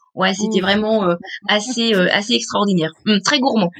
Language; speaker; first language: French; native; French